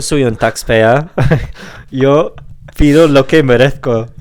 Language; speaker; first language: Spanish; non-native, fluent; English